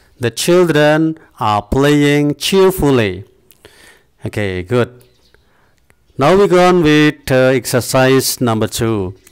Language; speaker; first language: English; non-native, fluent; Indonesian